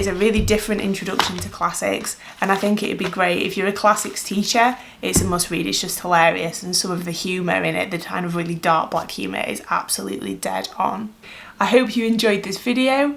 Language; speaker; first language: English; native; English